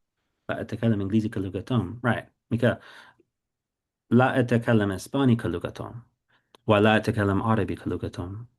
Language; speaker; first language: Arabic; non-native, fluent; English